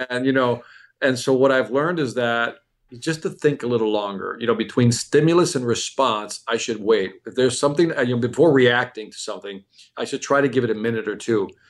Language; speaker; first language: English; early bilingual, other home language; Spanish